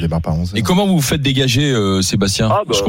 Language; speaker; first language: French; native; French